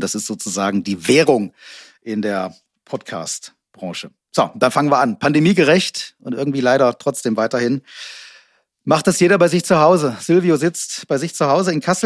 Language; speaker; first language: German; native; German